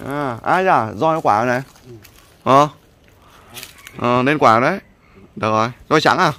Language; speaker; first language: Vietnamese; native; Vietnamese